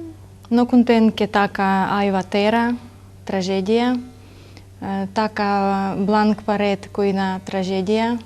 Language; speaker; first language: Catalan; non-native, learner; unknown